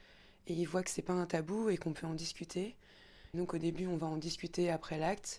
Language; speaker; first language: French; native; French